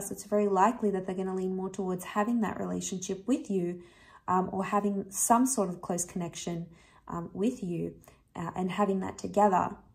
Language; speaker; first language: English; native; English